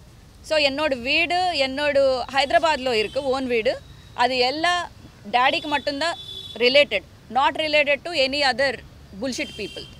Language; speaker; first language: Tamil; non-native, learner; Telugu